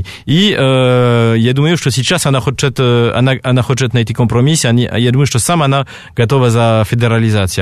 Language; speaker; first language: Russian; non-native, fluent; French